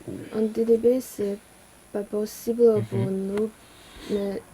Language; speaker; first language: French; non-native, learner; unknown